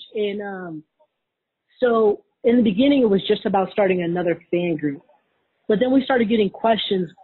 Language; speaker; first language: English; native; English